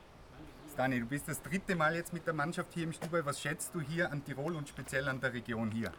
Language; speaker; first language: German; native; German